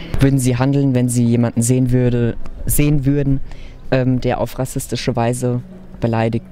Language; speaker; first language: German; native; German